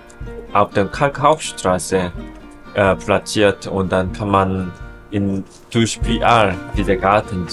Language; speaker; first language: German; non-native, learner; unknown